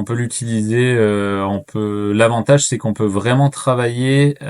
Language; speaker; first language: French; native; French